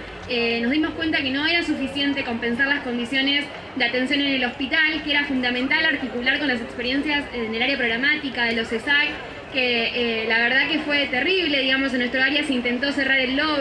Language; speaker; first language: Spanish; native; Spanish